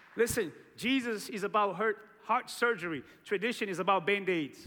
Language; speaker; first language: English; early bilingual, other home language; Portuguese